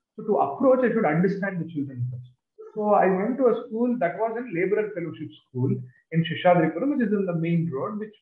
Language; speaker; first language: English; non-native, local second language; Kannada